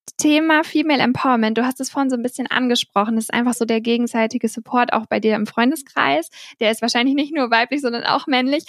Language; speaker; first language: German; native; German